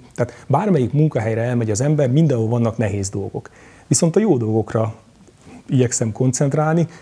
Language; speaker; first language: Hungarian; native; Hungarian